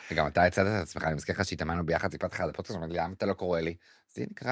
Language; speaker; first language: Hebrew; native; Hebrew